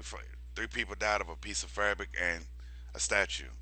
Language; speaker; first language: English; native; English